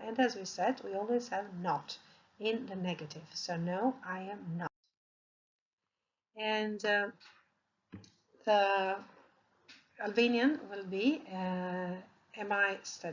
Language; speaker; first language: English; non-native, fluent; Albanian